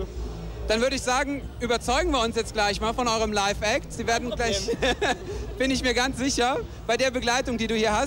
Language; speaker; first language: German; native; German